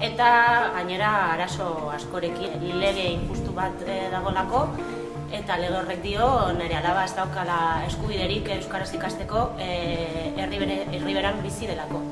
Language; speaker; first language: Basque; non-native, local second language; Spanish